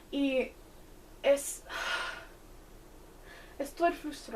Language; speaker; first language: Spanish; non-native, learner; English